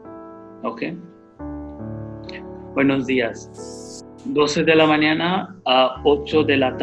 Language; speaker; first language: Spanish; non-native, fluent; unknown